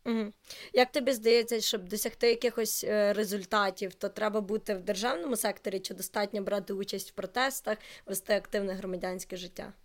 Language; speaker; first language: Ukrainian; native; Ukrainian